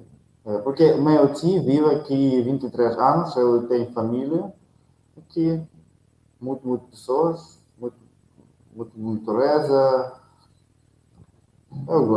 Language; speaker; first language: Portuguese; non-native, learner; Russian